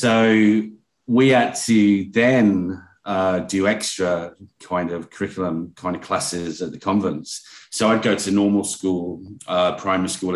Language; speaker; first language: English; native; English